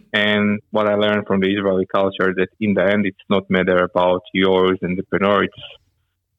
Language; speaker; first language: English; non-native, learner; Hebrew